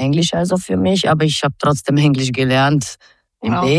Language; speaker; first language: German; non-native, fluent; Croatian